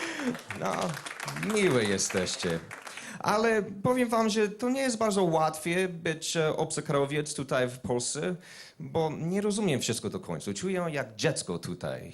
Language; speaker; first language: Polish; non-native, learner; English